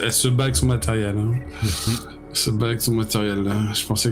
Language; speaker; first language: French; native; French